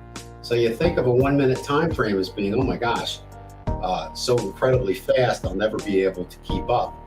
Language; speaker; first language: English; native; English